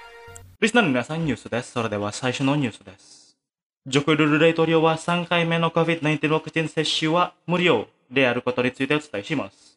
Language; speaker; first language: Japanese; non-native, fluent; Indonesian